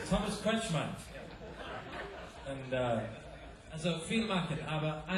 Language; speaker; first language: German; non-native, learner; English